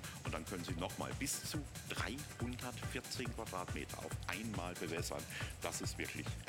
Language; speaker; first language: German; native; German